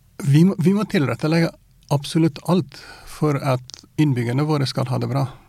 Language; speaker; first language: Norwegian; non-native, fluent; Persian